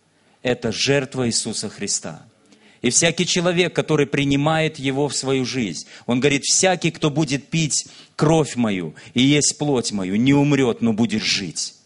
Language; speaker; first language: Russian; native; Russian